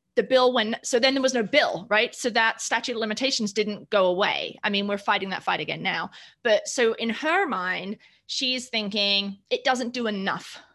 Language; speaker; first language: English; native; English